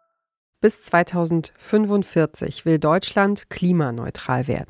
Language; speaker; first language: German; native; German